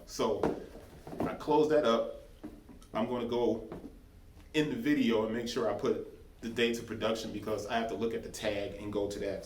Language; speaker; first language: English; native; English